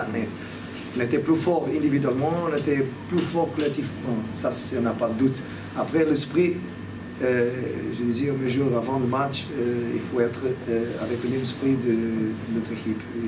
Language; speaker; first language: French; non-native, fluent; Portuguese